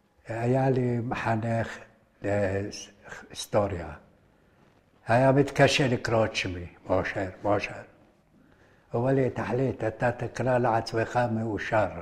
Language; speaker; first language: Hebrew; early bilingual, other home language; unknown